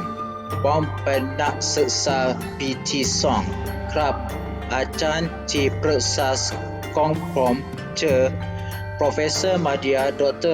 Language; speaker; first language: Thai; non-native, learner; Malay